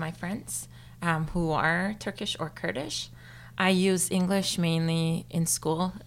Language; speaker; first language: English; non-native, fluent; Turkish